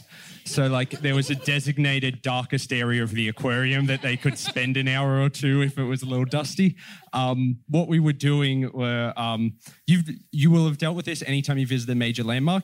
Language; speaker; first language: English; native; English